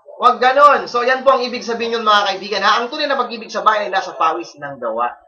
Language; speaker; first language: Filipino; non-native, local second language; Iloko